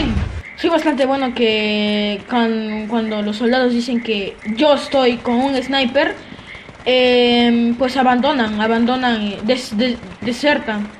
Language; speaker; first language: Spanish; native; Spanish